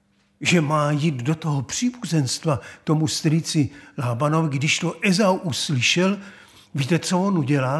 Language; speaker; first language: Czech; native; Czech